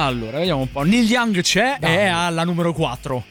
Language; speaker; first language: Italian; native; Italian